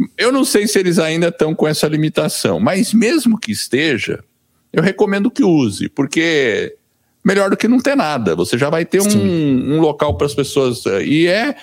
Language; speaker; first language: Portuguese; early bilingual, other home language; English